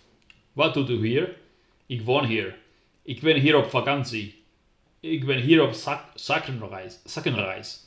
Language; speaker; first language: Dutch; non-native, learner; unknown